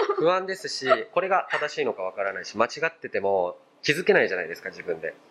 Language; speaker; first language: Japanese; early bilingual, other home language; Portuguese